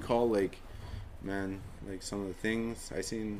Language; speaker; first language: English; native; English